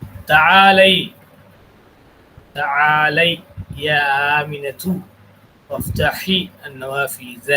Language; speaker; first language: Arabic; non-native, fluent; Tamil